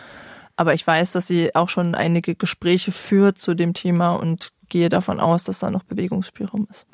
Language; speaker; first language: German; native; German